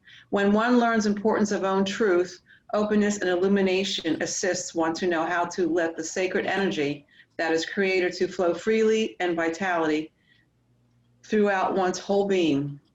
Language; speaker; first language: English; native; English